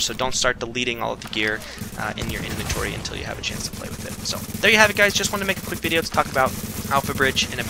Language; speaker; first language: English; native; English